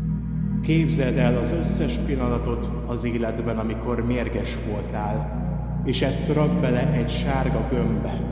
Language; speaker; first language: Hungarian; native; Hungarian